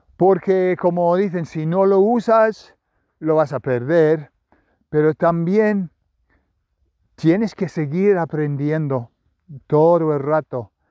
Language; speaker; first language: Spanish; non-native, fluent; English